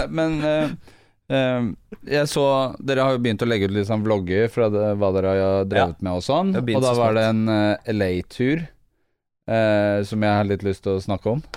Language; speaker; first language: Norwegian; native; Norwegian